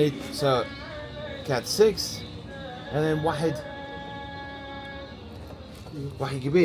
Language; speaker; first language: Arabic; non-native, learner; English